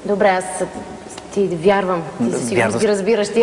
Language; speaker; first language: Bulgarian; native; Bulgarian